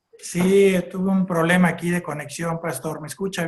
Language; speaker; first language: Spanish; native; Spanish